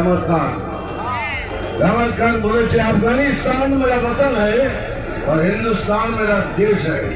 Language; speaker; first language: Hindi; non-native, local second language; Bangla